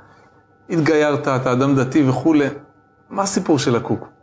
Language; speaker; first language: Hebrew; native; Hebrew